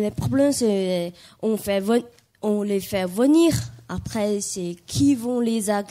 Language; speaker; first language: French; non-native, learner; Chinese